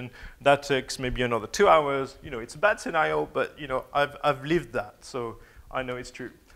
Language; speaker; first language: English; non-native, fluent; French